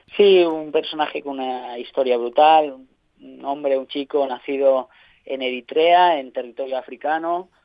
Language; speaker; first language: Spanish; native; Spanish